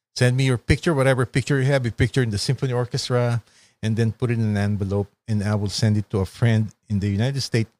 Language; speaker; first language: English; non-native, local second language; Filipino